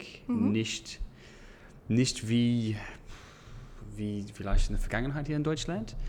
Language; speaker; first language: German; non-native, learner; English